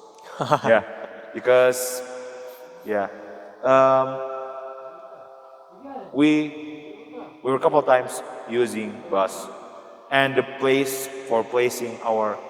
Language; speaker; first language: English; non-native, learner; Indonesian